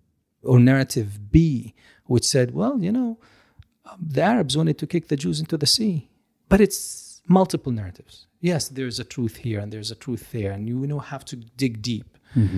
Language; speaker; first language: English; non-native, fluent; Hebrew